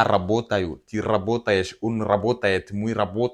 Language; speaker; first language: Russian; non-native, fluent; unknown